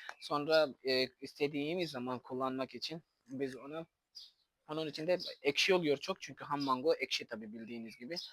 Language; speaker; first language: Turkish; non-native, fluent; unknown